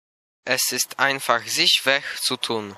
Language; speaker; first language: German; non-native, learner; Polish